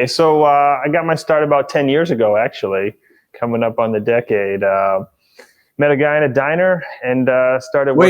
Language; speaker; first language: English; native; English